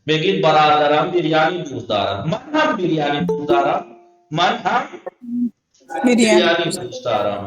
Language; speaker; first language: Persian; non-native, fluent; Urdu